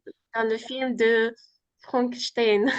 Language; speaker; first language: French; non-native, fluent; Uzbek